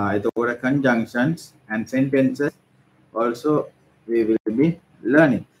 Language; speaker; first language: English; non-native, local second language; Sinhala